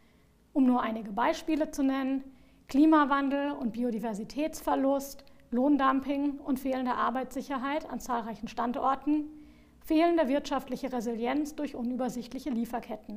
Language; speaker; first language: German; native; German